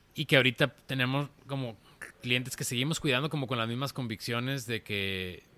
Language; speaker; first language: Spanish; native; Spanish